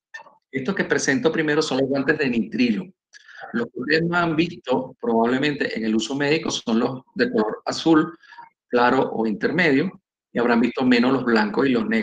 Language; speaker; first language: Spanish; native; Spanish